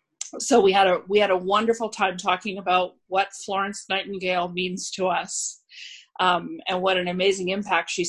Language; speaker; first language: English; native; English